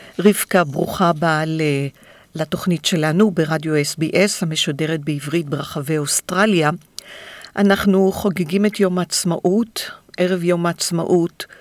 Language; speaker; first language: Hebrew; native; Hebrew